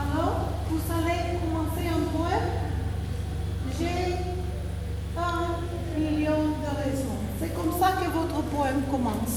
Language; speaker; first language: French; non-native, fluent; Spanish